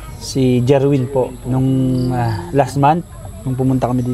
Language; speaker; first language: Filipino; native; Filipino